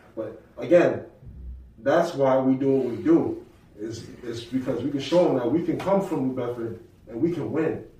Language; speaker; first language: English; native; English